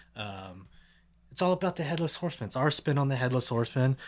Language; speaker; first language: English; native; English